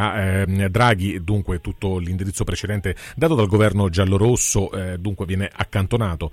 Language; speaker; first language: Italian; native; Italian